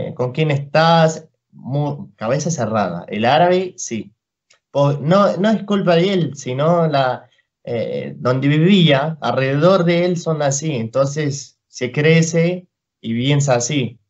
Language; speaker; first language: Spanish; non-native, fluent; Arabic